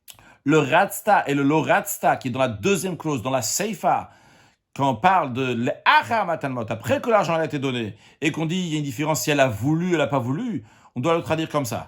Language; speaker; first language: French; native; French